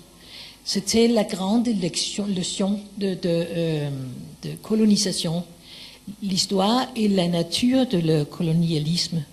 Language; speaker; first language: French; non-native, fluent; Danish